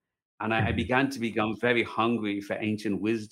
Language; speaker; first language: English; native; English